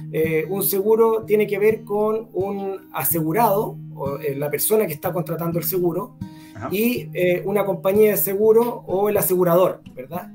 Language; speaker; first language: Spanish; native; Spanish